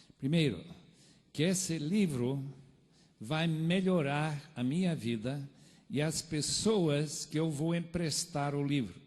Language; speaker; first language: Portuguese; non-native, fluent; English